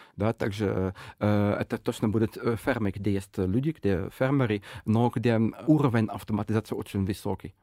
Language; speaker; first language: Russian; non-native, fluent; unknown